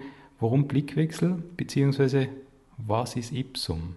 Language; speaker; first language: German; native; German